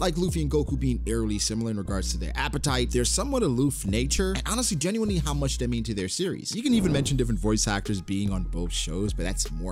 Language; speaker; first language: English; native; English